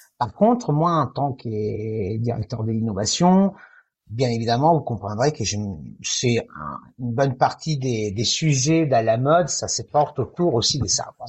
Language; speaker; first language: French; non-native, fluent; Italian